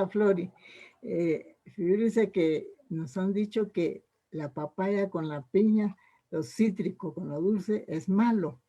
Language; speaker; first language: Spanish; native; Spanish